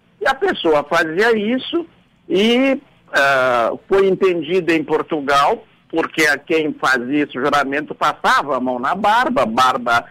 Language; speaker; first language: Portuguese; native; Portuguese